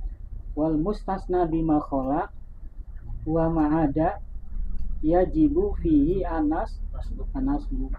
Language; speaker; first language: Arabic; non-native, local second language; Indonesian